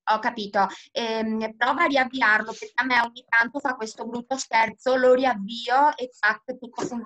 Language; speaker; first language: Italian; native; Italian